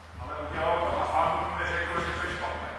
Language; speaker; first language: Czech; non-native, learner; English